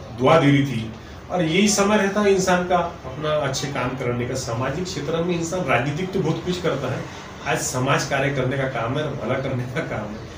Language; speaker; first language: Hindi; native; Hindi